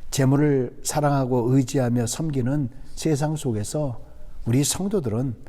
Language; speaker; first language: Korean; native; Korean